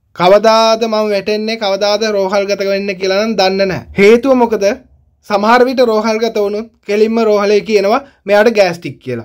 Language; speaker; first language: Sinhala; non-native, local second language; Tamil